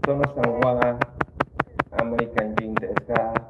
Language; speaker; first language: Japanese; non-native, learner; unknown